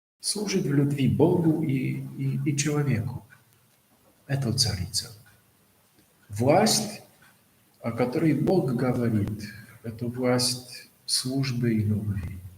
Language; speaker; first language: Russian; non-native, fluent; Polish